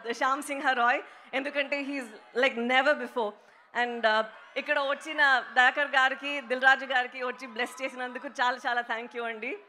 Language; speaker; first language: Telugu; non-native, local second language; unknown